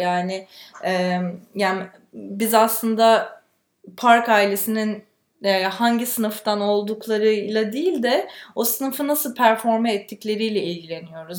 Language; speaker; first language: Turkish; native; Turkish